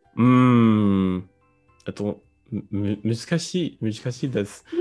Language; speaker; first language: Japanese; non-native, learner; English